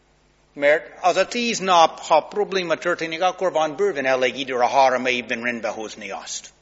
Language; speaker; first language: Hungarian; non-native, fluent; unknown